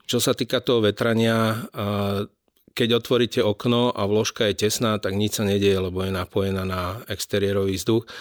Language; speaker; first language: Slovak; native; Slovak